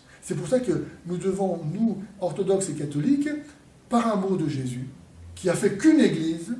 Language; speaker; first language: French; native; French